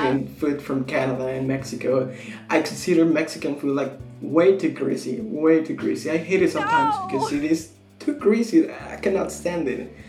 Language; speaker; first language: English; non-native, fluent; Spanish